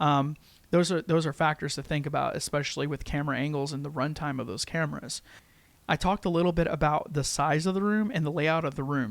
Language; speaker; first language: English; native; English